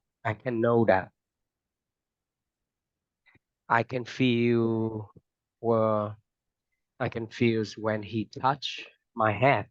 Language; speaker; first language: English; non-native, fluent; Vietnamese